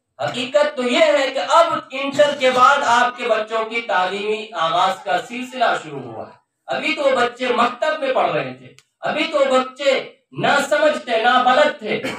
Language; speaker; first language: Urdu; native; Urdu